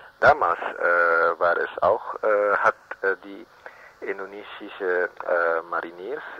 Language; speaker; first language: German; non-native, learner; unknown